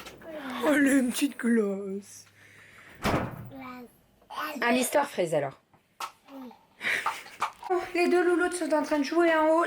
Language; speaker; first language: French; native; French